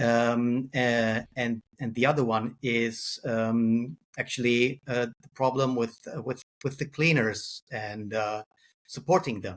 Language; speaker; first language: English; non-native, fluent; German